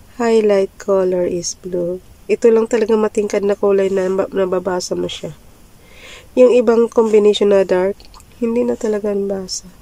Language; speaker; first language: Filipino; non-native, local second language; Masbatenyo